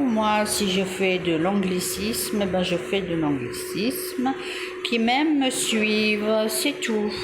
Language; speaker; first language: French; native; French